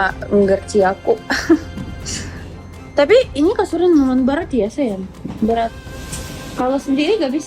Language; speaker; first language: Indonesian; non-native, learner; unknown